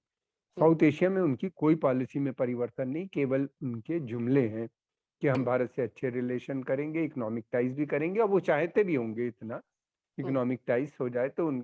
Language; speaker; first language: Hindi; native; Hindi